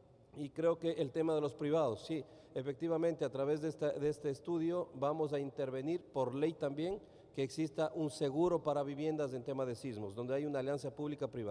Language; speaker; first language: Spanish; native; Spanish